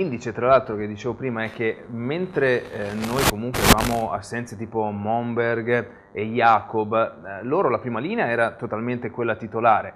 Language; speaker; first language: Italian; native; Italian